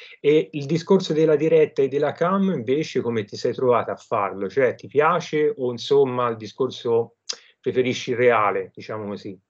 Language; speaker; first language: Italian; native; Italian